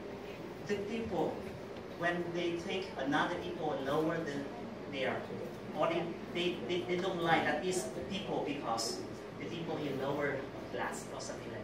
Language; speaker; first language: English; non-native, learner; Vietnamese